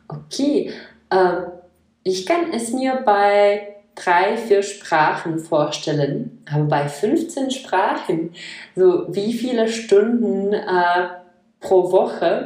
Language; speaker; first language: German; non-native, fluent; Czech